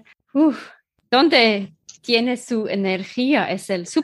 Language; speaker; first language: Spanish; non-native, learner; German